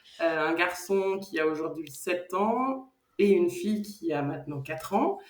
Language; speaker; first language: French; native; French